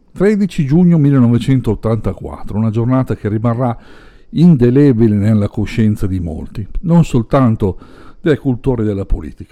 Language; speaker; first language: Italian; native; Italian